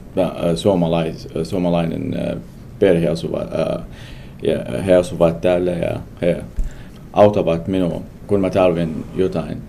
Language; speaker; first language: Finnish; non-native, learner; Arabic